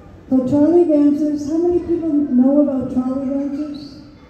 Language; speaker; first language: English; native; English